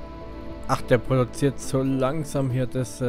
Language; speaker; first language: German; native; German